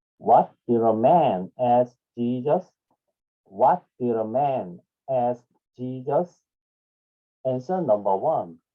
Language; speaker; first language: English; non-native, fluent; Korean